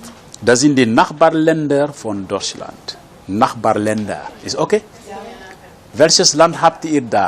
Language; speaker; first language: German; non-native, fluent; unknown